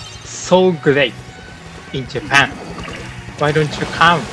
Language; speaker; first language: English; non-native, learner; Japanese